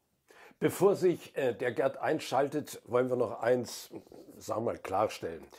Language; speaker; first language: German; native; German